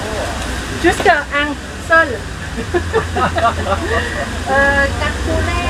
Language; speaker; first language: French; non-native, learner; Thai